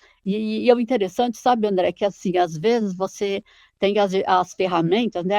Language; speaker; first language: Portuguese; native; Portuguese